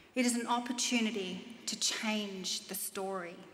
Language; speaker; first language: English; native; English